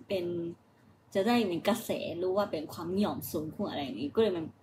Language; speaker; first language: Thai; non-native, fluent; Japanese